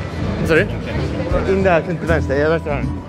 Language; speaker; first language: Swedish; native; Swedish